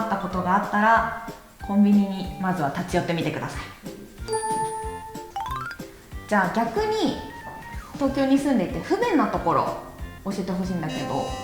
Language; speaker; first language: Japanese; native; Japanese